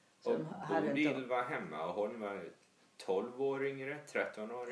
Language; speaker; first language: Swedish; early bilingual, heritage; English